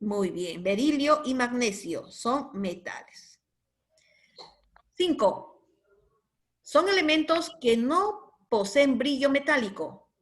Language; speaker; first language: Spanish; native; Spanish